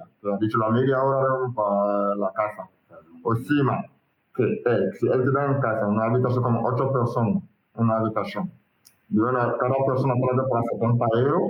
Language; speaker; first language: Spanish; non-native, learner; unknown